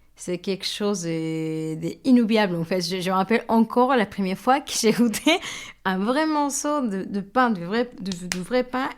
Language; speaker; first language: French; non-native, fluent; Spanish